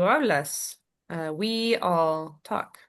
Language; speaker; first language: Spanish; non-native, fluent; English